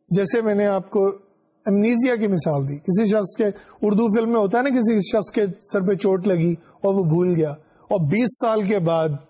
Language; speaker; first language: Urdu; non-native, local second language; Punjabi